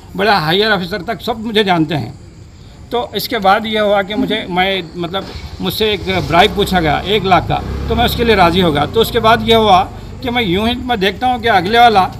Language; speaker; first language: Hindi; non-native, local second language; Urdu